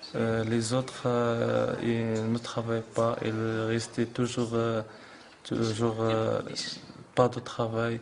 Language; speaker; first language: French; non-native, learner; Arabic